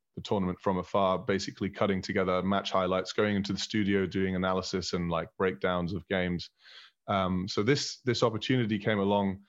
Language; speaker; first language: English; early bilingual, heritage; German